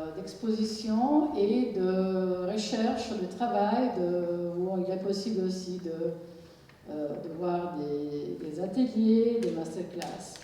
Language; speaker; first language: French; non-native, fluent; Italian